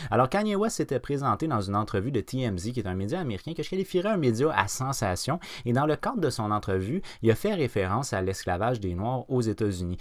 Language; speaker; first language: French; native; French